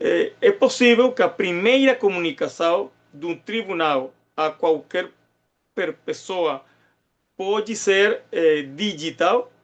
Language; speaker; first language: Portuguese; non-native, fluent; Spanish